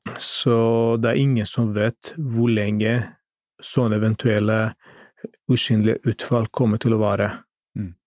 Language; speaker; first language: Norwegian; non-native, fluent; Greek